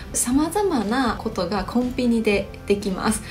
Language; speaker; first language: Japanese; non-native, fluent; Chinese